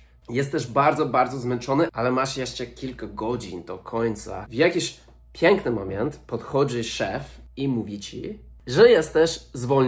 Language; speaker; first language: Polish; non-native, fluent; English